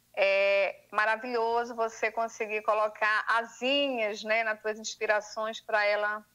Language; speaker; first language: Portuguese; native; Portuguese